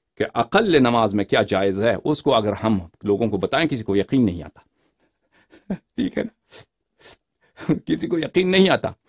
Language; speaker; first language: Urdu; non-native, fluent; Persian